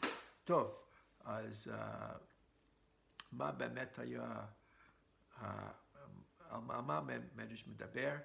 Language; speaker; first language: Hebrew; non-native, fluent; English